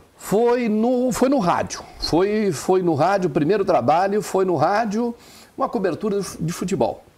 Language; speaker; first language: Portuguese; non-native, local second language; German